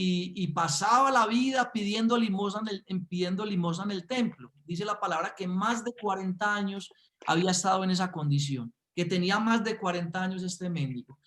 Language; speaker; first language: Spanish; native; Spanish